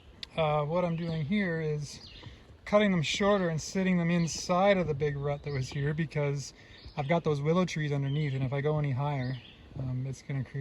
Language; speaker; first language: English; native; English